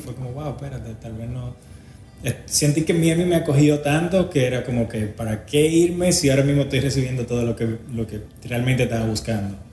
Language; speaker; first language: Spanish; native; Spanish